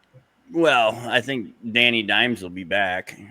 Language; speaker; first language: English; native; English